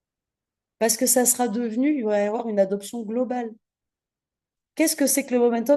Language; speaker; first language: French; native; French